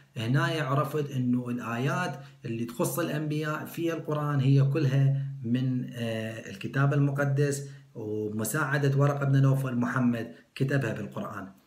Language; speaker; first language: Arabic; non-native, local second language; Kurdish